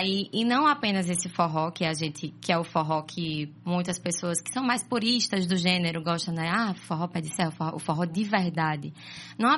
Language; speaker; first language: Portuguese; native; Portuguese